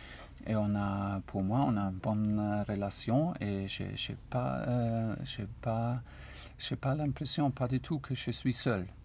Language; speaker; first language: French; non-native, learner; German